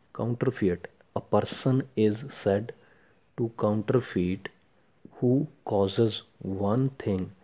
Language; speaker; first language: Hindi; non-native, local second language; Punjabi